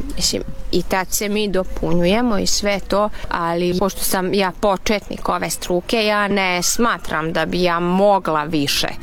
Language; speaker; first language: Serbian; non-native, local second language; Hungarian